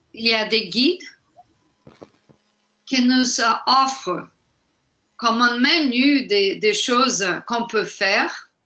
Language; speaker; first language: French; non-native, fluent; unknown